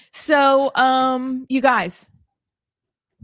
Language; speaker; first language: English; native; English